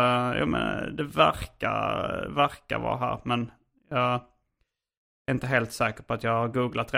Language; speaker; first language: Swedish; native; Swedish